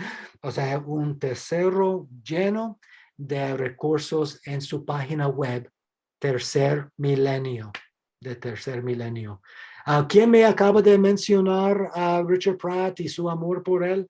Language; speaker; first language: Spanish; non-native, fluent; English